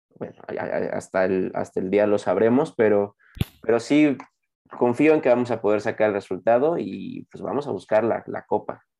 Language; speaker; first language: Spanish; native; Spanish